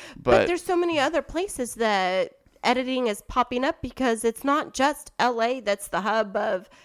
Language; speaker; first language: English; native; English